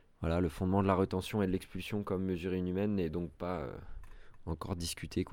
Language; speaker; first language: French; native; French